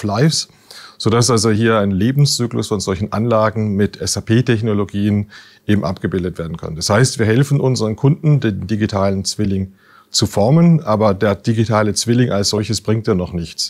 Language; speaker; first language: German; native; German